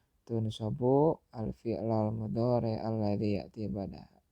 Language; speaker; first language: Arabic; non-native, fluent; Indonesian